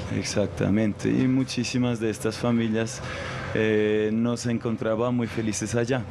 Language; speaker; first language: Spanish; non-native, fluent; German